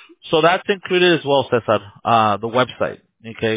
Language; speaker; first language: English; early bilingual, other home language; Spanish